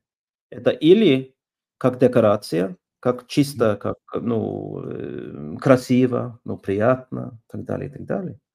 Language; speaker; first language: Russian; non-native, fluent; Norwegian